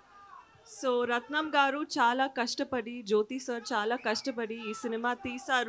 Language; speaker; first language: Telugu; non-native, learner; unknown